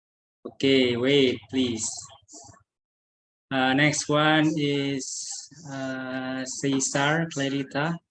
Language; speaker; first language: English; non-native, learner; Indonesian